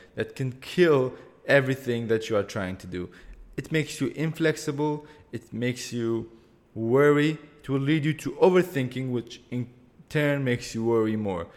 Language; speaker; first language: English; non-native, fluent; Kurdish